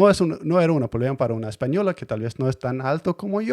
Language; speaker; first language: Spanish; non-native, learner; Danish